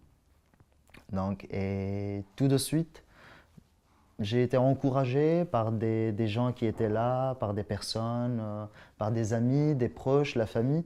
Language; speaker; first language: French; non-native, local second language; Arabic